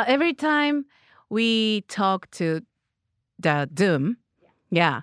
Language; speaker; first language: English; non-native, learner; Japanese